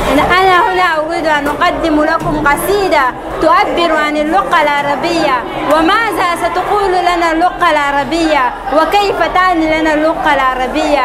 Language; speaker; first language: Arabic; non-native, learner; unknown